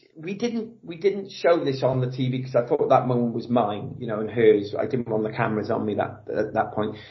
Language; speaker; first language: English; native; English